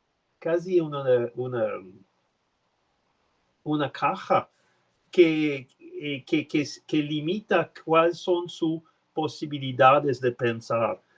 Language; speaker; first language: Spanish; non-native, learner; French